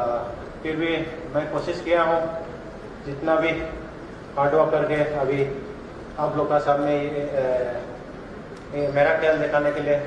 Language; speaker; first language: Hindi; non-native, local second language; Bodo